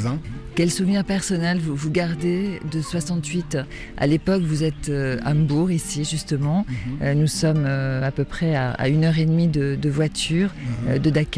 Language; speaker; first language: French; native; French